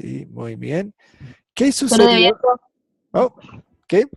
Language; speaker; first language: Spanish; non-native, fluent; English